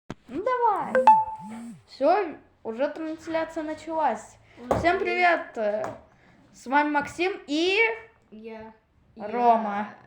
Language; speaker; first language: Russian; native; Russian